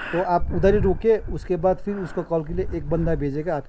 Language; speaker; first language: Hindi; non-native, local second language; Nepali